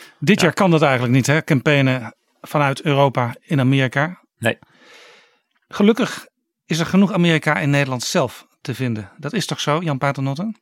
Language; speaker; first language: Dutch; native; Dutch